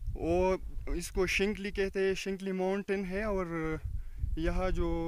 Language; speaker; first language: Urdu; non-native, local second language; Pashto